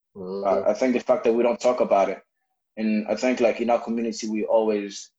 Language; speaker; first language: English; non-native, fluent; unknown